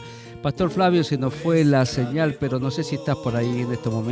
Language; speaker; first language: Spanish; native; Spanish